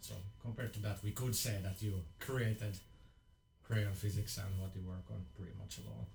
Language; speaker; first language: English; non-native, fluent; Finnish